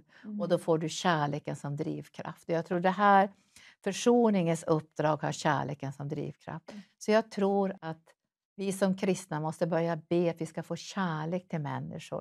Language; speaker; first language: Swedish; native; Swedish